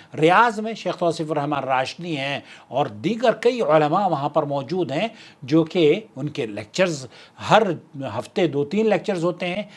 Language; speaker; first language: Urdu; native; Urdu